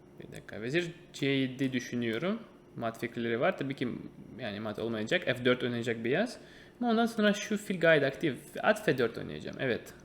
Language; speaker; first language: Turkish; non-native, fluent; Russian